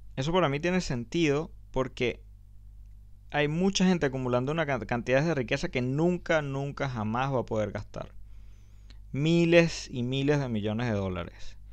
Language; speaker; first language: Spanish; native; Spanish